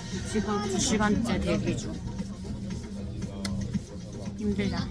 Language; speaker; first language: Korean; native; Korean